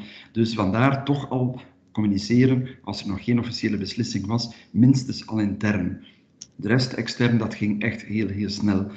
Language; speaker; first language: Dutch; native; Dutch